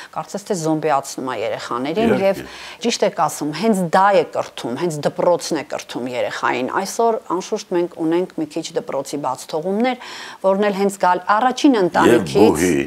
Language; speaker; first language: Armenian; native; Armenian